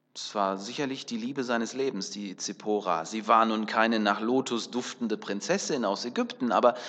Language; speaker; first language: German; early bilingual, other home language; Russian